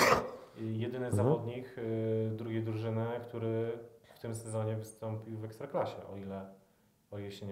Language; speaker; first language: Polish; native; Polish